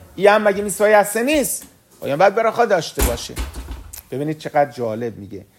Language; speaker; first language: Persian; early bilingual, heritage; Persian